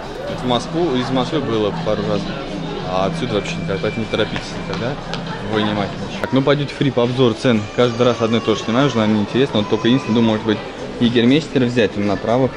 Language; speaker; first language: Russian; native; Russian